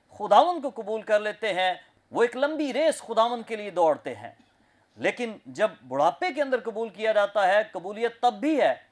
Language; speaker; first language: Urdu; non-native, local second language; Punjabi